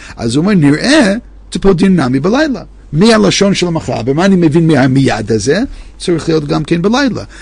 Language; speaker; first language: Hebrew; non-native, fluent; English